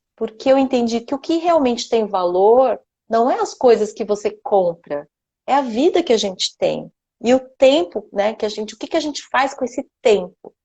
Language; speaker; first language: Portuguese; non-native, local second language; Japanese